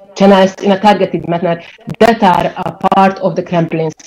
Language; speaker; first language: English; non-native, fluent; Ukrainian